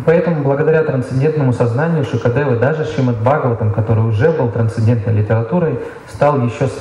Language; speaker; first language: Russian; native; Russian